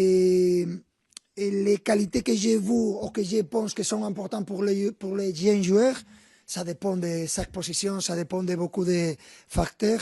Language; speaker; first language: French; non-native, fluent; Spanish